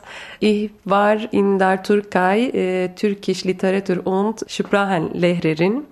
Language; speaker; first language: German; non-native, learner; Turkish